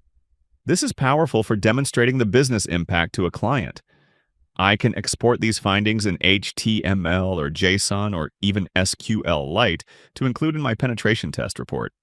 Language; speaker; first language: English; non-native, fluent; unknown